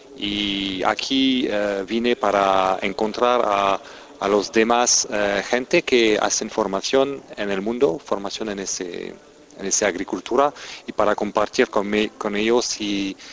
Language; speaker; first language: Spanish; non-native, fluent; French